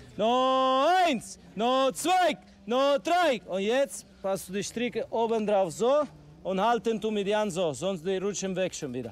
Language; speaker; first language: German; non-native, learner; Italian